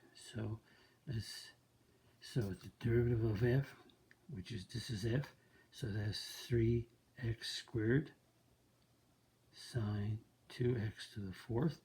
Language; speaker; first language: English; native; English